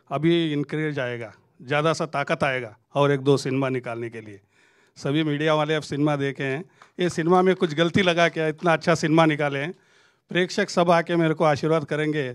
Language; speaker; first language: Hindi; non-native, local second language; Marathi